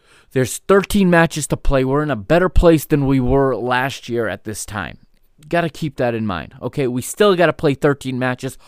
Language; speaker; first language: English; native; English